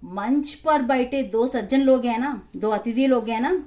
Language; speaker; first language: Hindi; non-native, local second language; Telugu